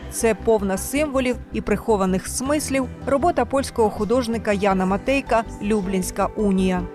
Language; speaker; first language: Ukrainian; native; Ukrainian